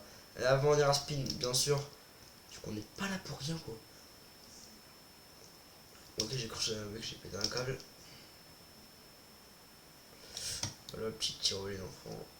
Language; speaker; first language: French; native; French